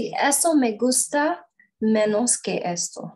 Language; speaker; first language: Spanish; non-native, learner; English